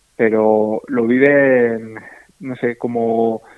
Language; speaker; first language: Spanish; native; Spanish